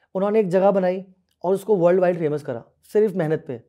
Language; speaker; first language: Hindi; native; Hindi